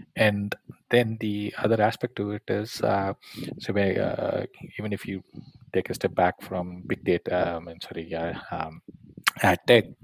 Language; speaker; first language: English; non-native, local second language; Tamil